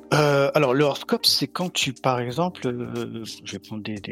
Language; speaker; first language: French; native; French